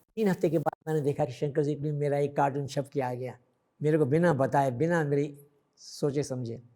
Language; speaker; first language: Hindi; early bilingual, other home language; Sindhi